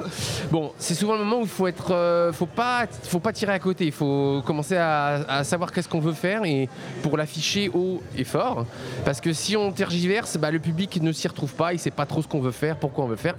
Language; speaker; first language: French; native; French